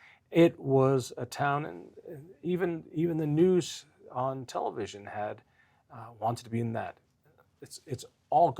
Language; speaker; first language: English; native; English